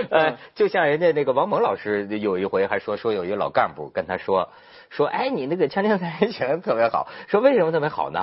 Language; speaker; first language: Chinese; native; Chinese